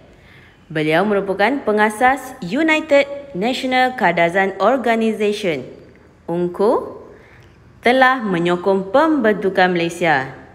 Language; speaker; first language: Malay; native; Malay